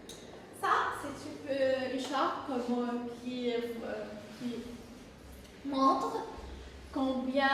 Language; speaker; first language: French; non-native, fluent; English